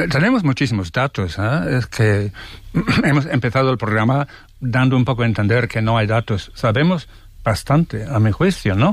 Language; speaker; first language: Spanish; non-native, fluent; English